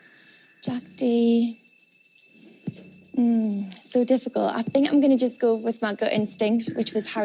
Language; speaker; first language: English; native; English